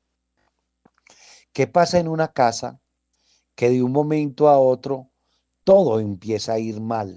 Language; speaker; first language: Spanish; native; Spanish